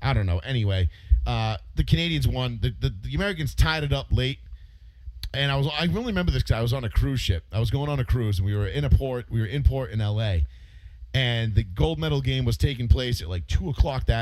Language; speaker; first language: English; native; English